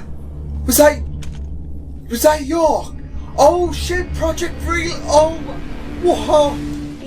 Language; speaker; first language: English; native; English